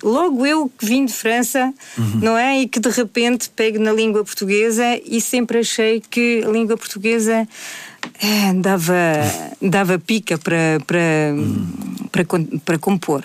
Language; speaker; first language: Portuguese; native; Portuguese